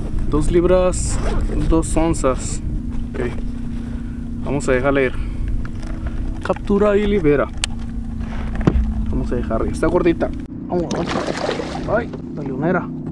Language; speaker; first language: Spanish; native; Spanish